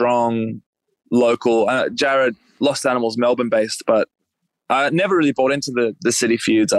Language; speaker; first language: English; native; English